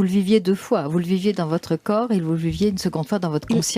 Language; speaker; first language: French; native; French